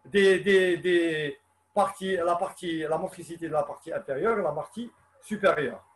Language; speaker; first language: French; non-native, local second language; Arabic